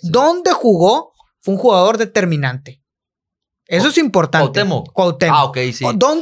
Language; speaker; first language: Spanish; native; Spanish